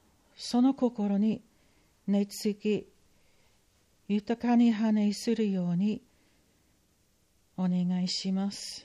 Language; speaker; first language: Japanese; non-native, fluent; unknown